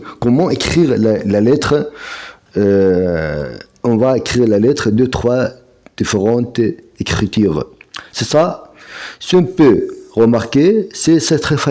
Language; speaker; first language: French; non-native, fluent; Arabic